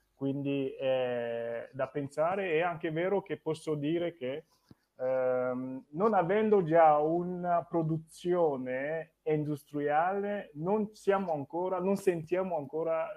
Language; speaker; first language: Italian; non-native, fluent; French